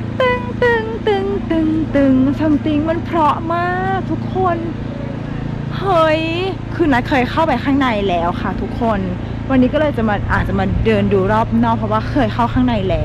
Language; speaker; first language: Thai; native; Thai